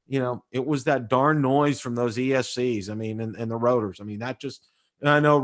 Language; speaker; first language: English; native; English